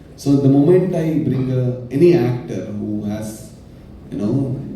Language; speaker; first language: English; non-native, local second language; Malayalam